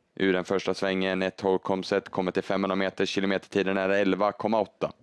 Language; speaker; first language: Swedish; native; Swedish